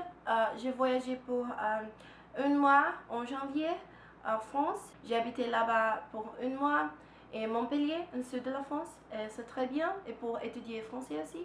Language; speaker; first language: French; non-native, learner; Portuguese